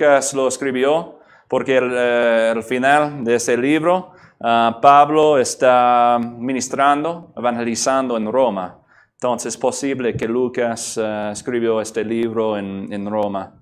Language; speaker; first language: Spanish; non-native, fluent; English